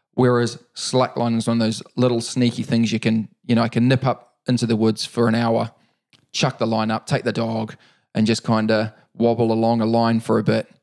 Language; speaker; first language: English; native; English